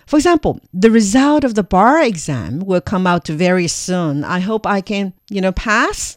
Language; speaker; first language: English; non-native, fluent; Chinese